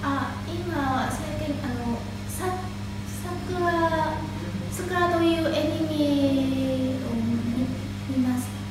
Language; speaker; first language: Japanese; non-native, learner; Vietnamese